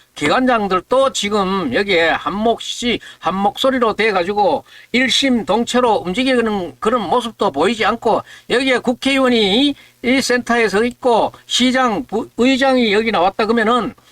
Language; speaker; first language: Korean; native; Korean